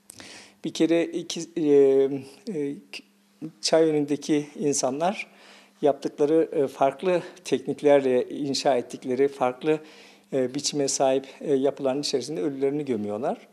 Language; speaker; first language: Turkish; native; Turkish